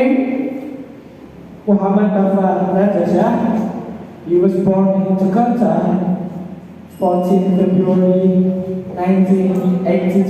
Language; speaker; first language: English; non-native, learner; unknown